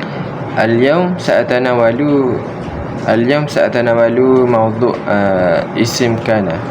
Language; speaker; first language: Arabic; non-native, learner; Malay